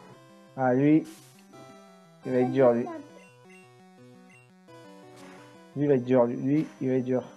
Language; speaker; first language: French; native; French